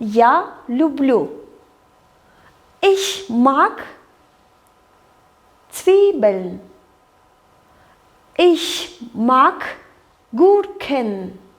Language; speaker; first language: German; non-native, fluent; Kyrgyz